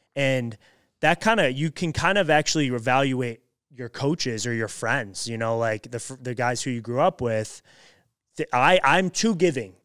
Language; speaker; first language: English; native; English